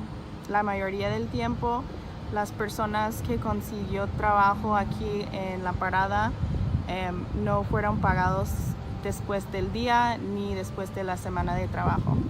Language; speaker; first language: Spanish; non-native, fluent; English